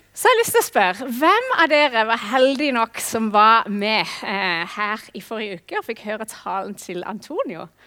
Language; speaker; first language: Norwegian; non-native, fluent; English